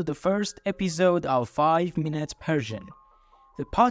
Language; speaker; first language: English; non-native, fluent; Persian